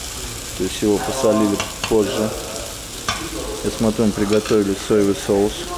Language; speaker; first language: Russian; native; Russian